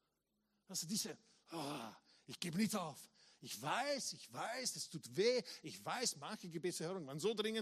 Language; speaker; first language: German; non-native, fluent; English